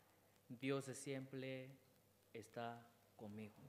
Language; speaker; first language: Spanish; non-native, learner; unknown